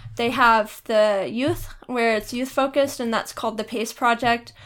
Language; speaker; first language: English; native; English